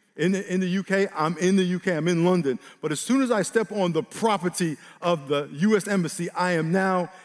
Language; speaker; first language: English; native; English